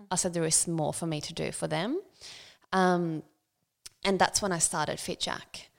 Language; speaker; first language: English; non-native, fluent; Swedish